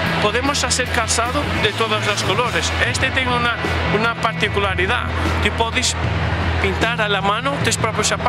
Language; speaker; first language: Spanish; non-native, fluent; Portuguese